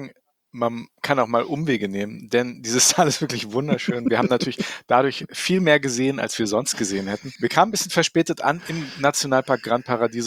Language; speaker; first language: German; native; German